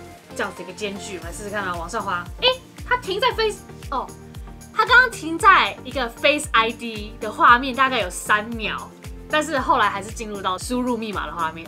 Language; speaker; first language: Chinese; native; Chinese